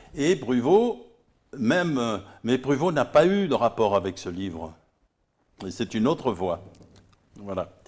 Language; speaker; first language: French; native; French